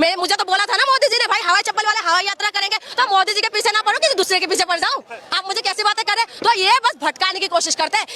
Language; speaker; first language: Hindi; non-native, local second language; Assamese